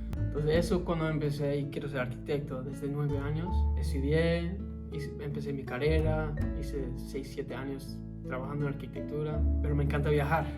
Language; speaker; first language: Spanish; early bilingual, heritage; Spanish